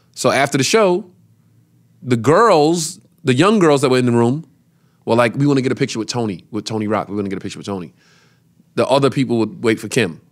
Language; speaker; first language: English; native; English